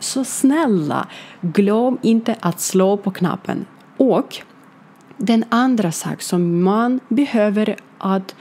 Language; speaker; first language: Swedish; non-native, learner; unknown